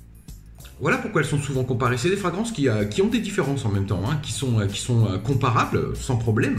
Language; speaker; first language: French; native; French